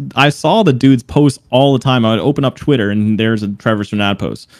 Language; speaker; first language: English; native; English